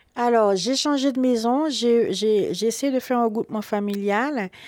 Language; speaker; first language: French; non-native, local second language; Haitian Creole